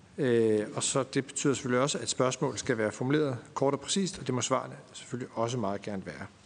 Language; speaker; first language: Danish; native; Danish